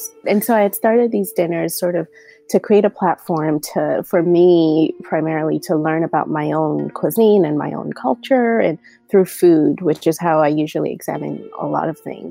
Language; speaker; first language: English; non-native, local second language; Yoruba